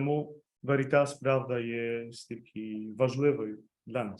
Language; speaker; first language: Ukrainian; non-native, fluent; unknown